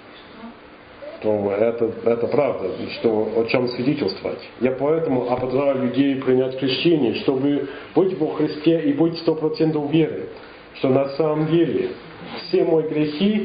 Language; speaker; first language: Russian; non-native, fluent; English